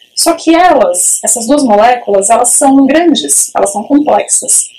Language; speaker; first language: Portuguese; native; Portuguese